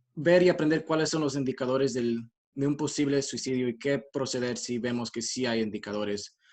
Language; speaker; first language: Spanish; early bilingual, heritage; Spanish